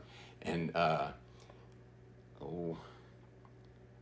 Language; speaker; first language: English; native; English